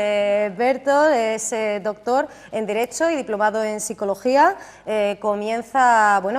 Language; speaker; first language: Spanish; native; Spanish